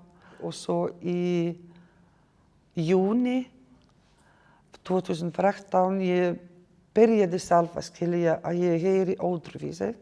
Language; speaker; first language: Icelandic; non-native, learner; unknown